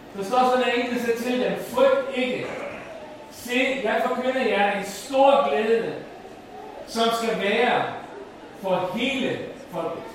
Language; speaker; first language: Danish; non-native, local second language; Faroese